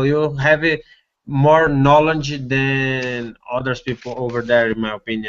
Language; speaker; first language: English; non-native, learner; Portuguese